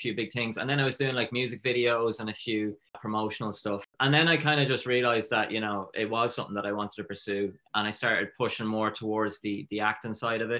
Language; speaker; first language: English; native; English